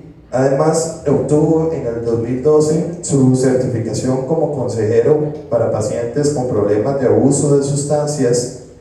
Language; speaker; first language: Spanish; native; Spanish